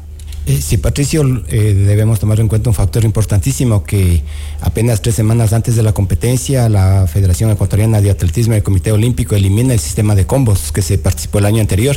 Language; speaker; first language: Spanish; native; Spanish